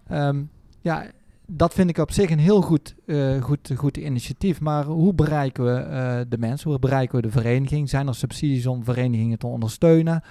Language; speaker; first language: Dutch; native; Dutch